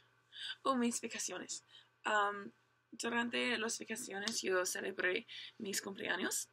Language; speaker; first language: Spanish; non-native, learner; English